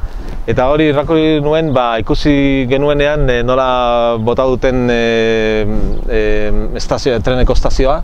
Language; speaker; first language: Basque; non-native, local second language; Spanish